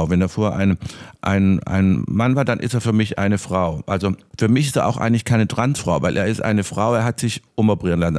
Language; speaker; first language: German; native; German